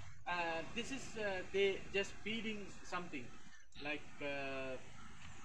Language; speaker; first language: English; non-native, fluent; Sinhala